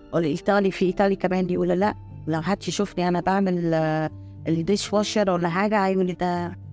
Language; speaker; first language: Arabic; non-native, fluent; Italian